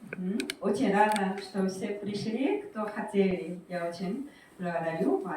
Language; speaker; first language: Russian; non-native, fluent; Korean